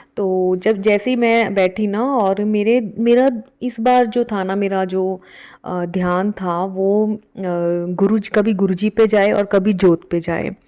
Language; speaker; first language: Hindi; native; Hindi